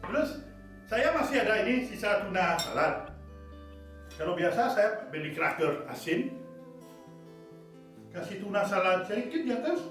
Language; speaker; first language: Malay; non-native, fluent; French